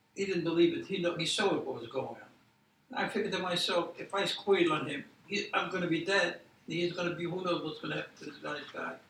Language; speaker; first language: English; non-native, fluent; Polish